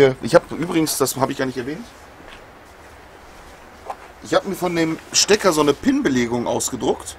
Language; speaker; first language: German; native; German